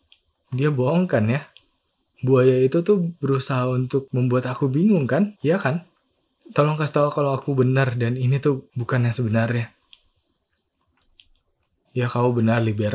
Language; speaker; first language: Indonesian; native; Indonesian